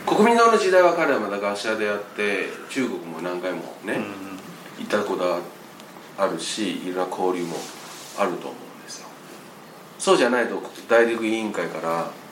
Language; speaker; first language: Japanese; non-native, fluent; Chinese